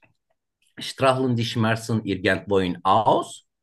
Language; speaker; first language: German; non-native, learner; Turkish